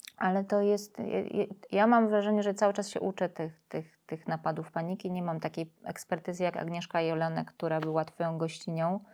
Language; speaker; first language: Polish; native; Polish